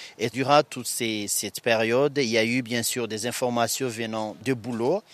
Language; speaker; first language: French; non-native, local second language; Kinyarwanda